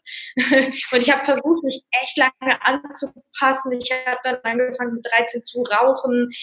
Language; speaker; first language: German; early bilingual, other home language; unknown